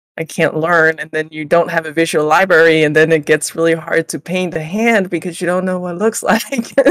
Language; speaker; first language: English; non-native, fluent; Danish